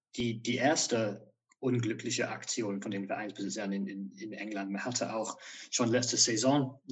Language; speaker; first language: German; non-native, fluent; English